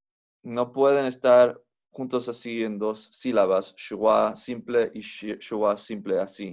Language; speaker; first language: Spanish; non-native, fluent; English